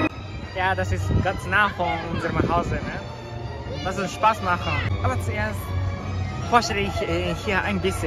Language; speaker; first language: German; non-native, learner; Japanese